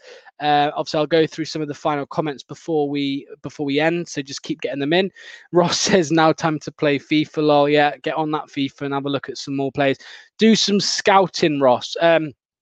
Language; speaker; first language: English; native; English